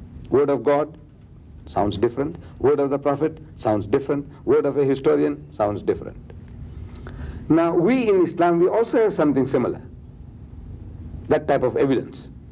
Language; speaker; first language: English; early bilingual, other home language; Gujarati